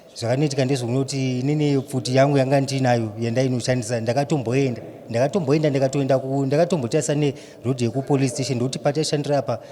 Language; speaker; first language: Shona; early bilingual, other home language; Nyanja